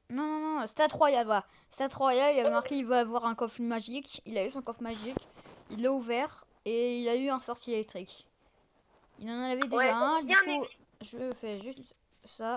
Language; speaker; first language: French; native; French